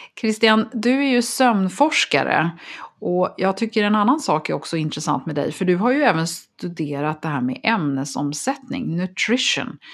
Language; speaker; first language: Swedish; native; Swedish